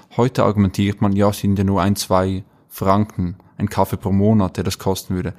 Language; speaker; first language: German; native; German